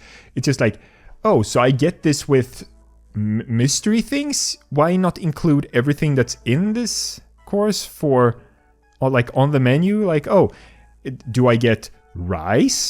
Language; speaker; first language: English; non-native, fluent; Swedish